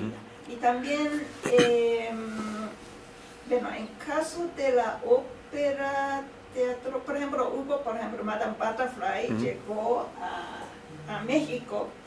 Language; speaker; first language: Spanish; non-native, fluent; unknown